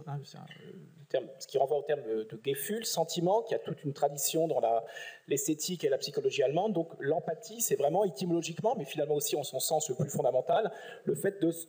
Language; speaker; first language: French; native; French